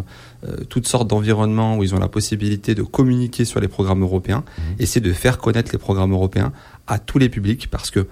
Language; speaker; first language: French; native; French